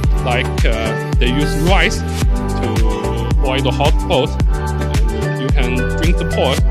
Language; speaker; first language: English; non-native, learner; Chinese